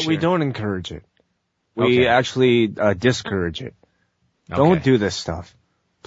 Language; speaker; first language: English; native; English